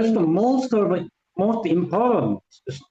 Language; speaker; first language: English; non-native, learner; Korean